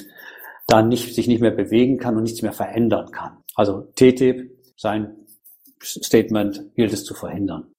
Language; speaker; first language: German; native; German